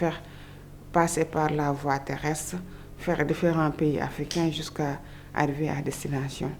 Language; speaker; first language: French; non-native, local second language; Wolof